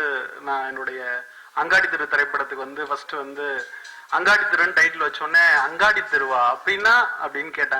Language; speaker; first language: Tamil; native; Tamil